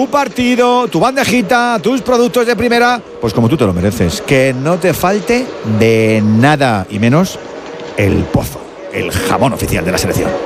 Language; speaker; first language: Spanish; native; Spanish